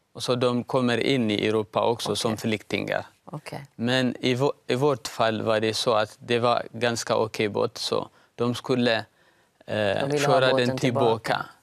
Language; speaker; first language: Swedish; non-native, fluent; Tigrinya